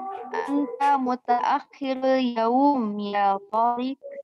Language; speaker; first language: Arabic; non-native, fluent; Indonesian